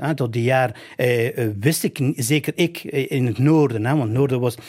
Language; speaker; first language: Dutch; non-native, fluent; Albanian